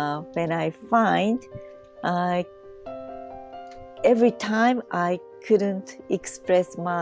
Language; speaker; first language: English; non-native, learner; Japanese